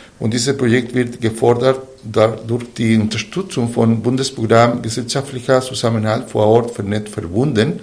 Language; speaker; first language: German; non-native, fluent; Spanish